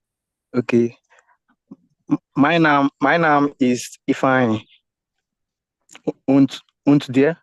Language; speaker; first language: German; non-native, learner; Igbo